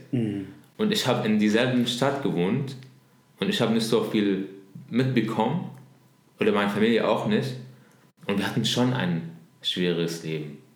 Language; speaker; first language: German; non-native, learner; Arabic